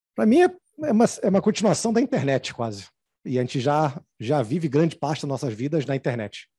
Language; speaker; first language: Portuguese; native; Portuguese